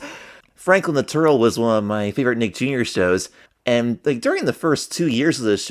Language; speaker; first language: English; native; English